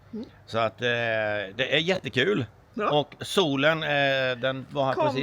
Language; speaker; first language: Swedish; native; Swedish